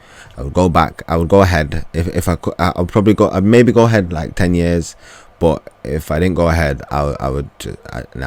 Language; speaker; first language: English; native; English